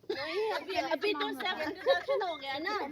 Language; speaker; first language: Hindi; non-native, local second language; Rongmei Naga